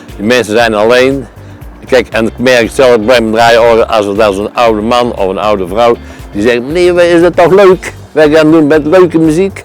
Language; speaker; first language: Dutch; native; Dutch